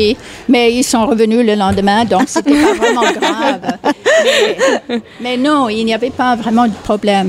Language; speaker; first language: French; non-native, fluent; English